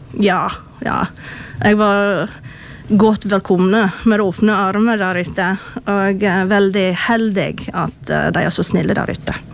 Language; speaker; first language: Norwegian; non-native, fluent; English